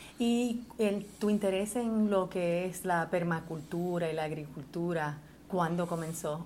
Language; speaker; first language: Spanish; early bilingual, heritage; Spanish